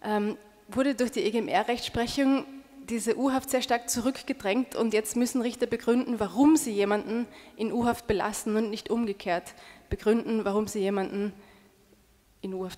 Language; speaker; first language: German; native; German